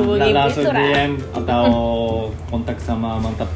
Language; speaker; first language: Indonesian; non-native, fluent; Japanese